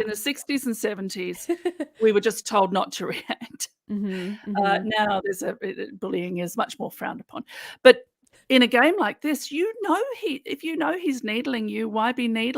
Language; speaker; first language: English; native; English